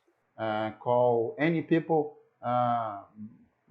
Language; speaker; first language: English; non-native, learner; Portuguese